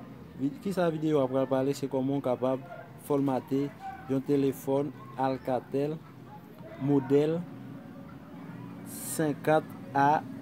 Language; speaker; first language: French; non-native, learner; Haitian Creole